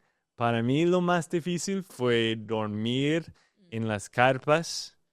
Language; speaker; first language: Spanish; non-native, learner; English